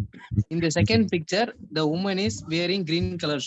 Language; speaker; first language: English; non-native, learner; Tamil